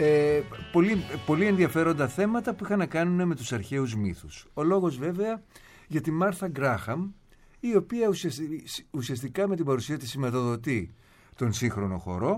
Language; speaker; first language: Greek; native; Greek